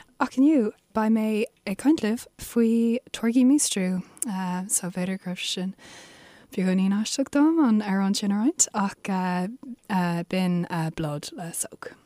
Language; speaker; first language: Irish; non-native, local second language; English